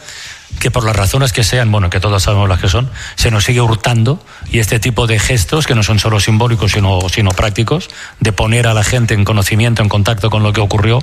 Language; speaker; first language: Spanish; native; Spanish